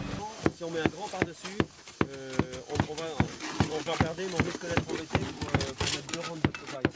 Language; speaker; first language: French; native; French